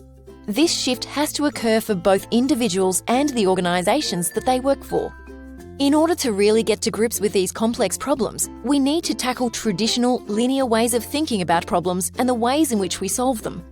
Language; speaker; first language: English; native; English